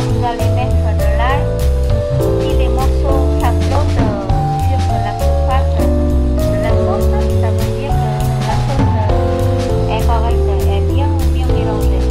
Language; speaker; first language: French; non-native, fluent; Vietnamese